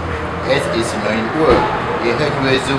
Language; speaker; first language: German; non-native, learner; Malay